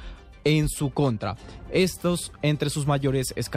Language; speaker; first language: Spanish; native; Spanish